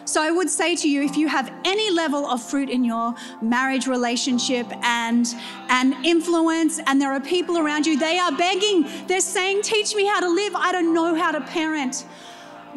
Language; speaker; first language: English; native; English